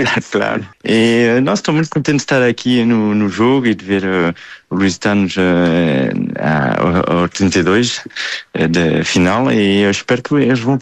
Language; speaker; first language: Portuguese; early bilingual, heritage; Portuguese